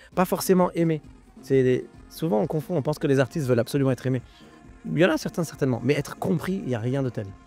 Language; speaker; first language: French; early bilingual, other home language; Arabic